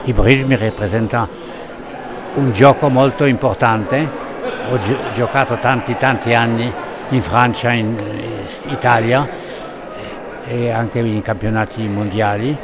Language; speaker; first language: Italian; non-native, fluent; French